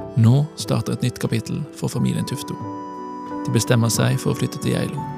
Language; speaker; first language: Norwegian; native; Norwegian